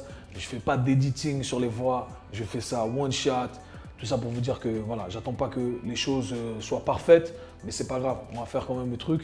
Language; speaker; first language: French; native; French